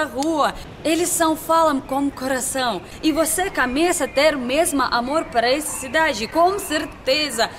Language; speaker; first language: Portuguese; non-native, learner; Russian